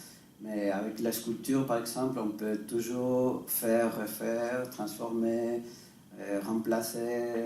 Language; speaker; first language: French; non-native, fluent; Spanish